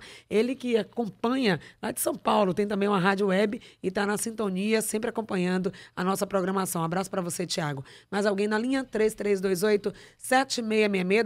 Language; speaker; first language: Portuguese; native; Portuguese